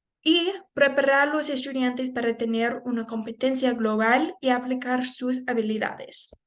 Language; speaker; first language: Spanish; non-native, fluent; English